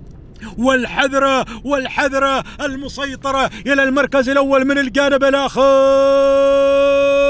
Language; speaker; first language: Arabic; native; Arabic